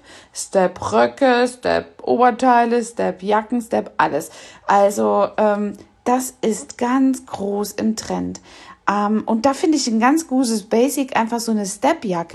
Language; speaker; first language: German; native; German